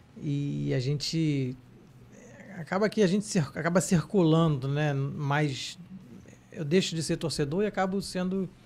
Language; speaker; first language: Portuguese; native; Portuguese